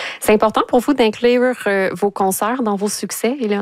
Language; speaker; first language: French; native; French